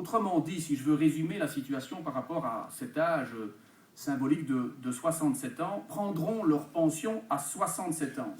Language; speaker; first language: French; native; French